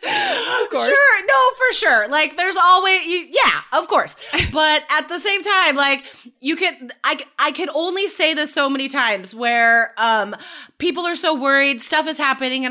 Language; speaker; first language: English; native; English